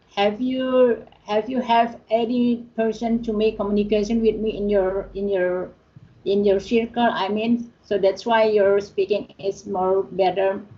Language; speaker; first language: English; non-native, learner; Indonesian